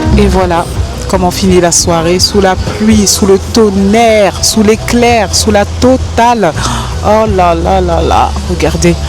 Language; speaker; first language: French; native; French